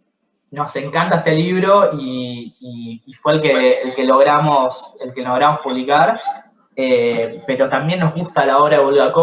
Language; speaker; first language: Spanish; native; Spanish